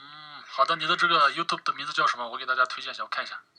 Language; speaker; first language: Chinese; non-native, local second language; Uyghur